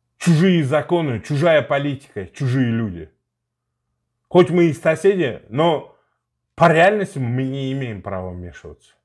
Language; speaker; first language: Russian; non-native, local second language; Uzbek